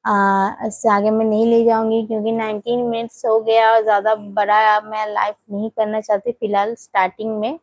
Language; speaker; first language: Hindi; non-native, local second language; Bangla